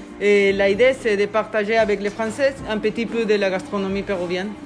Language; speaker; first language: French; non-native, learner; Spanish